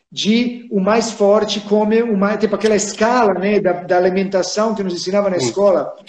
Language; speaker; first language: Portuguese; non-native, fluent; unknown